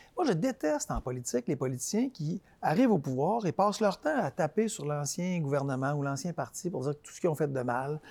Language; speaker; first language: French; native; French